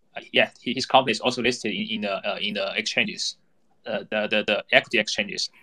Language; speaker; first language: English; non-native, fluent; Chinese